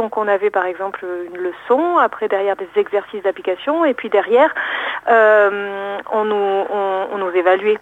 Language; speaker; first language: French; native; French